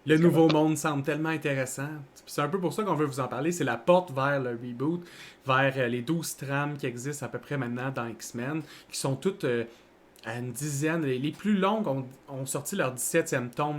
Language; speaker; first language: French; native; French